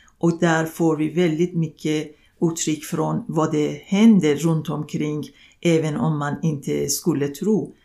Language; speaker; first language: Swedish; non-native, fluent; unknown